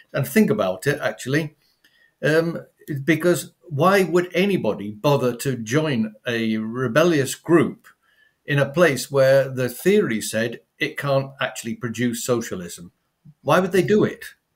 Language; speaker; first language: English; native; English